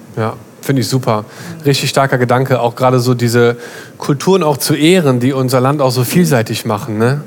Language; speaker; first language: German; native; German